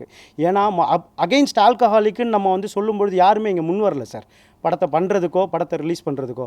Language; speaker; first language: Tamil; native; Tamil